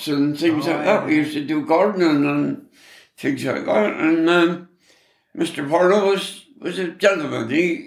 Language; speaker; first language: English; native; English